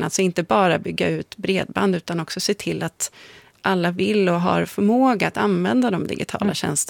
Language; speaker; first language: Swedish; native; Swedish